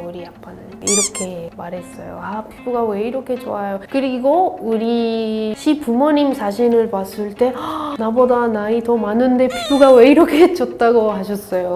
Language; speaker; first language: Korean; non-native, learner; Spanish